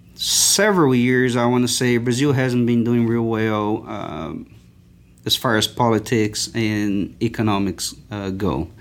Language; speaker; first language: English; non-native, fluent; Portuguese